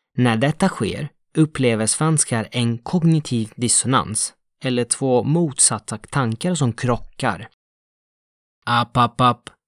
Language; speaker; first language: Swedish; non-native, fluent; Italian